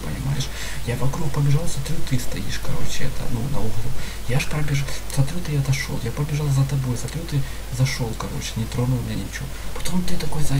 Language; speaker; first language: Russian; native; Russian